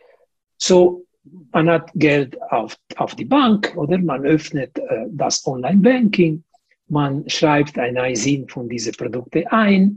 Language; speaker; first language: German; non-native, fluent; Italian